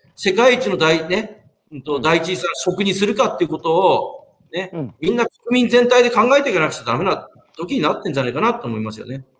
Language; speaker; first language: Japanese; native; Japanese